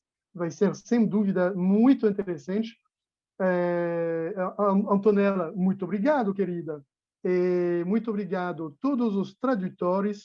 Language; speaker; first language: Portuguese; non-native, fluent; French